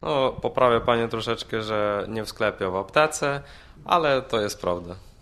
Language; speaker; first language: Polish; non-native, fluent; Ukrainian